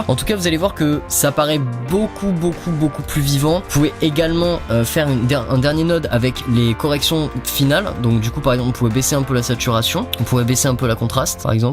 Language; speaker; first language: French; native; French